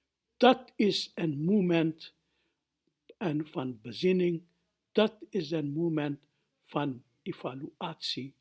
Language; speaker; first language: Dutch; non-native, fluent; Urdu